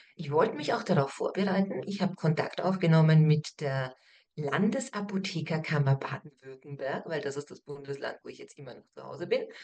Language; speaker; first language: German; native; German